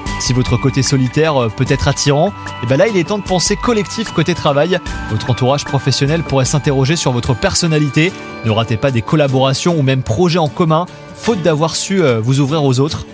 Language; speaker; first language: French; native; French